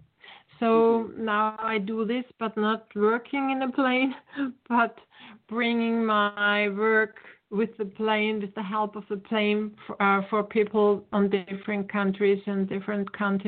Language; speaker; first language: English; non-native, fluent; German